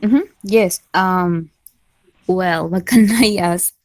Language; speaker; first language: English; non-native, fluent; Spanish